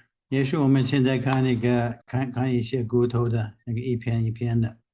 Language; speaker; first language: Chinese; non-native, fluent; English